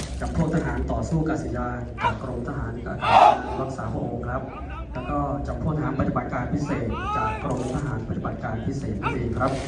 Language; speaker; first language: Thai; native; Thai